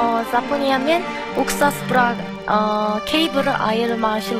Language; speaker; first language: Kazakh; non-native, learner; Korean